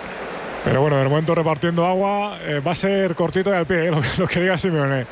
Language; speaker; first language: Spanish; native; Spanish